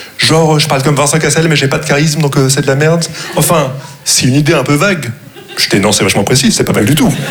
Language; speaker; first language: French; non-native, local second language; Arabic